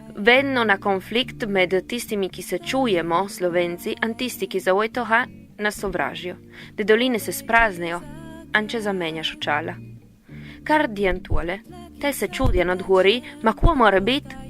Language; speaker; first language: Slovenian; native; Slovenian